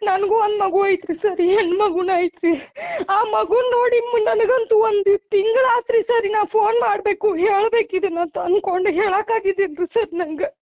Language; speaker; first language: Kannada; native; Kannada